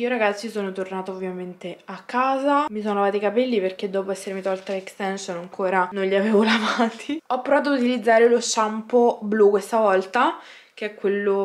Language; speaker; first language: Italian; native; Italian